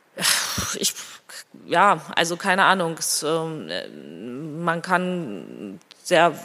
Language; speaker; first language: German; non-native, fluent; Georgian